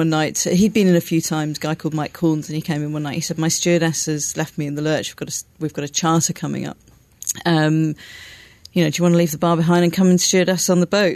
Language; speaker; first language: English; native; English